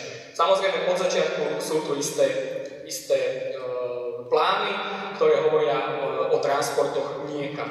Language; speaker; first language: Slovak; native; Slovak